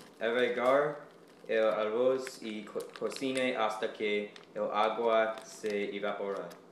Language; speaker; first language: Spanish; non-native, learner; English